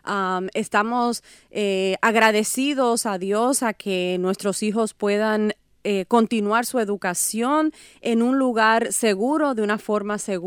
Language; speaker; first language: Spanish; native; Spanish